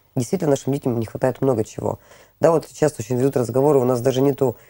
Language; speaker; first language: Russian; native; Russian